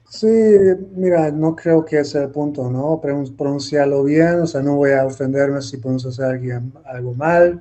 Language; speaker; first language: Spanish; non-native, fluent; Hungarian